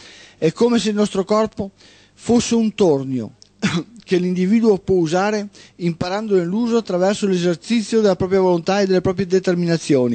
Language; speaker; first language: Italian; native; Italian